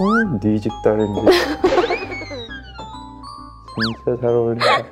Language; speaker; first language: Korean; native; Korean